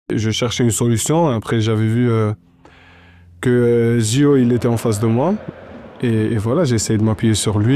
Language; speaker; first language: French; non-native, local second language; Arabic